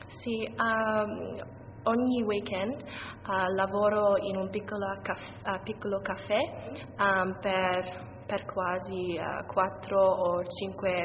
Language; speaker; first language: Italian; non-native, learner; English